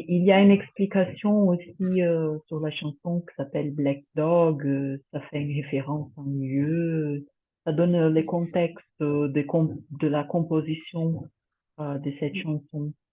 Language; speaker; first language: French; non-native, fluent; Portuguese